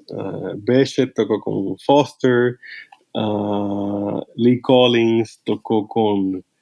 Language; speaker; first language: Spanish; native; Spanish